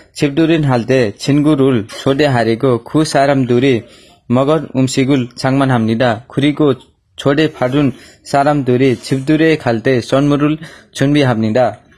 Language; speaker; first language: Korean; non-native, learner; Nepali